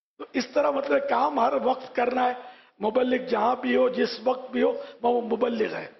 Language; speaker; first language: Urdu; native; Urdu